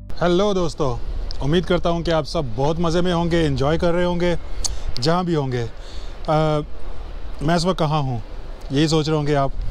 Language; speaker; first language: Urdu; native; Urdu